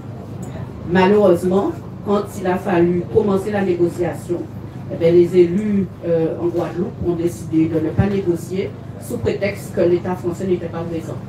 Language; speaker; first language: French; native; French